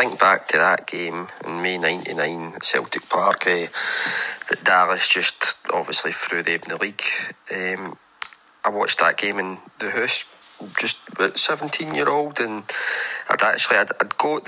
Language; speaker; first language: English; native; English